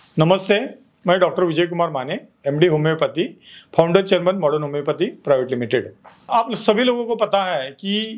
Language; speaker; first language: Hindi; non-native, local second language; Marathi